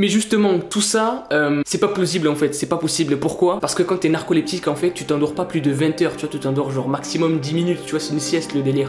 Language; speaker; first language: French; native; French